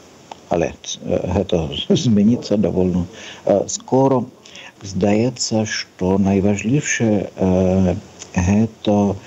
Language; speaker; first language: Belarusian; non-native, learner; Czech